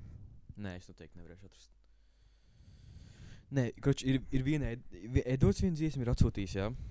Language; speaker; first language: Latvian; native; Latvian